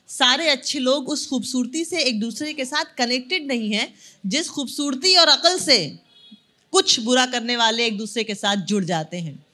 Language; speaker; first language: Hindi; native; Hindi